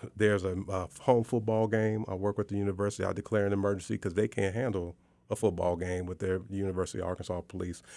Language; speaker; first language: English; native; English